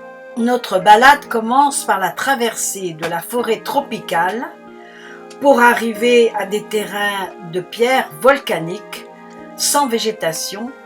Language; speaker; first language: French; native; French